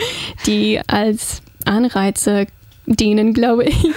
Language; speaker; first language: German; non-native, fluent; English